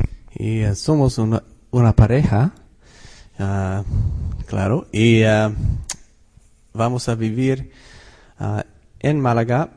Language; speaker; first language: Spanish; non-native, fluent; English